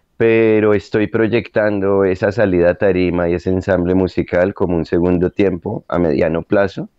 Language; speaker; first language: Spanish; native; Spanish